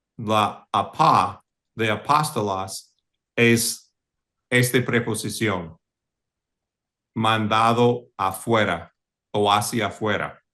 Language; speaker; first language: Spanish; non-native, fluent; English